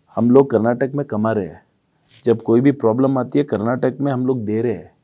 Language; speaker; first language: Hindi; non-native, local second language; Marwari